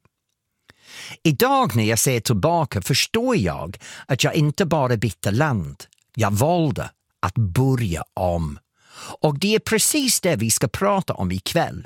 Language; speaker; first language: Swedish; non-native, fluent; English